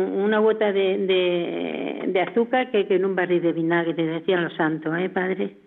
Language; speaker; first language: Spanish; native; Spanish